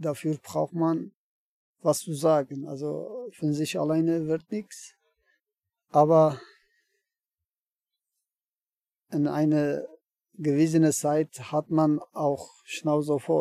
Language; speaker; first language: German; non-native, learner; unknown